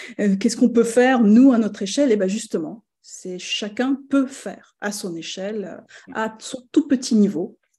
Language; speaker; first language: French; non-native, local second language; Arabic